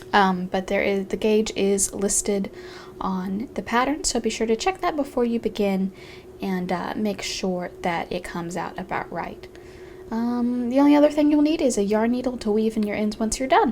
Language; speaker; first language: English; native; English